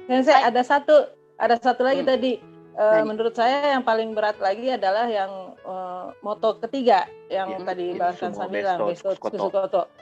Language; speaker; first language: Indonesian; native; Indonesian